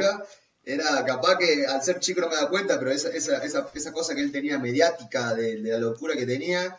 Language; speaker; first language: Spanish; native; Spanish